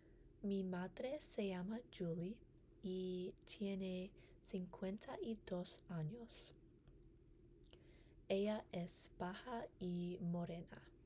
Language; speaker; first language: Spanish; non-native, learner; English